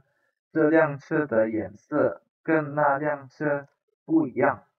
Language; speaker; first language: Chinese; non-native, fluent; Indonesian